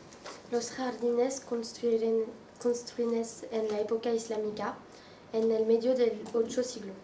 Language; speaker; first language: Spanish; non-native, learner; French